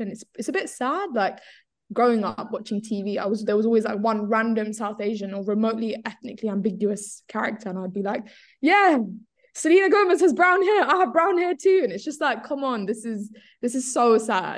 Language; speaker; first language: English; native; English